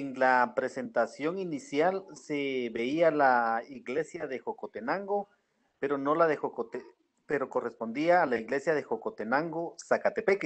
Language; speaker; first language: Spanish; native; Spanish